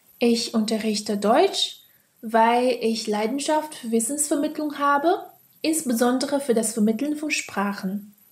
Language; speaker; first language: German; non-native, fluent; Chinese